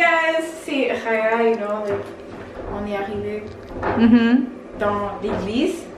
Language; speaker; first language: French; early bilingual, other home language; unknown